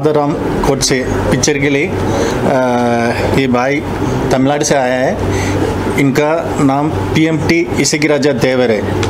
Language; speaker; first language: Hindi; non-native, local second language; Tamil